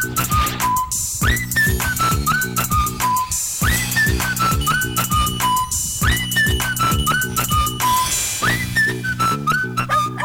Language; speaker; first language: English; non-native, fluent; Chinese